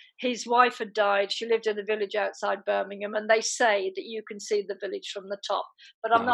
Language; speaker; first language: English; native; English